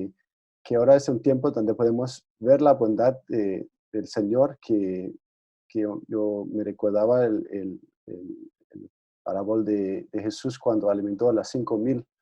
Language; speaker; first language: Spanish; non-native, fluent; Danish